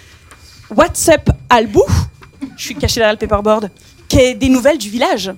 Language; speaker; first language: French; native; French